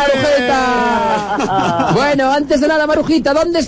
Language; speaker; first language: Spanish; native; Spanish